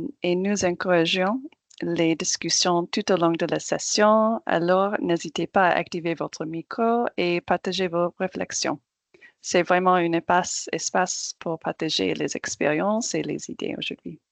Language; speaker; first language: French; non-native, fluent; English